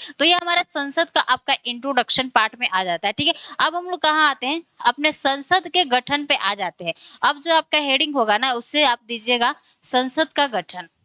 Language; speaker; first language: Hindi; native; Hindi